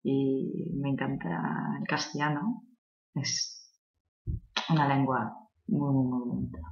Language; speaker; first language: Spanish; non-native, fluent; Russian